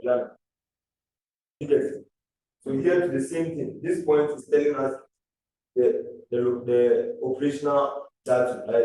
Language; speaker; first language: English; non-native, learner; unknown